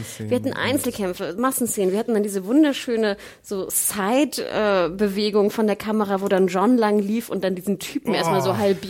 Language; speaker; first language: German; native; German